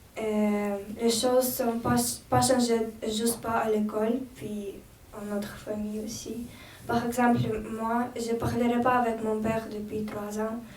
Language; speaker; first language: French; non-native, learner; Romanian